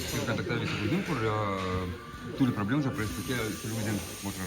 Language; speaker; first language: French; non-native, learner; Russian